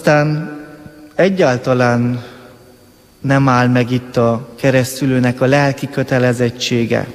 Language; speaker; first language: Hungarian; native; Hungarian